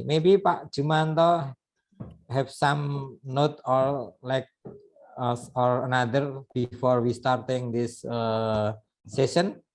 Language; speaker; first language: English; non-native, fluent; Indonesian